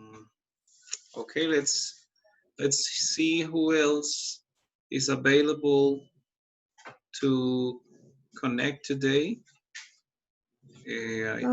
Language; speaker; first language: English; non-native, fluent; Spanish